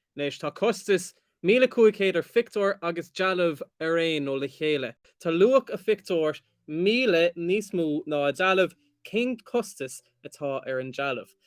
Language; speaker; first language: Irish; non-native, local second language; English